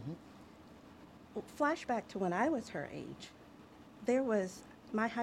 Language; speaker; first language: English; native; English